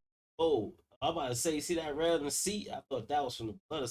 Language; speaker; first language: English; native; English